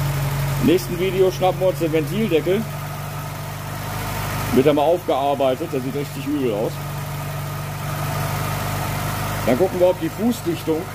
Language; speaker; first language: German; native; German